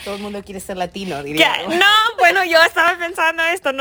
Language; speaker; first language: Spanish; early bilingual, heritage; English